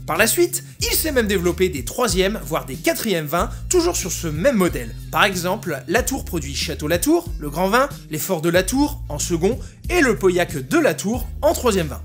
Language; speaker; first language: French; native; French